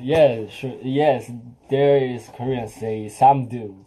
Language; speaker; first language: English; non-native, learner; Chinese